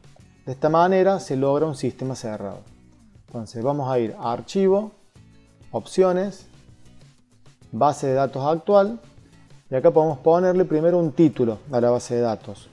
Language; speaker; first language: Spanish; native; Spanish